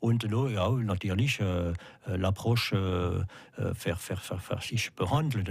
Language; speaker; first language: German; non-native, learner; French